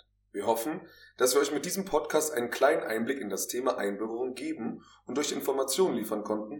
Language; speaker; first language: German; native; German